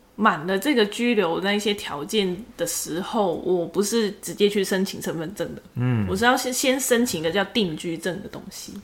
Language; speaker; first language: Chinese; native; Chinese